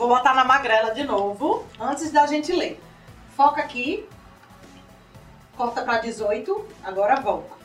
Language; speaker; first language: Portuguese; native; Portuguese